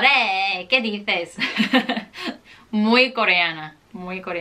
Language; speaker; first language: Spanish; non-native, fluent; Korean